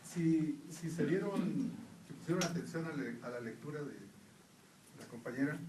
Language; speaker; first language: Spanish; native; Spanish